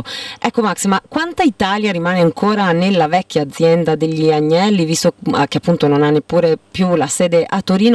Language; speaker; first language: Italian; native; Italian